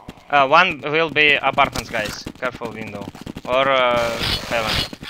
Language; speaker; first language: English; non-native, learner; Russian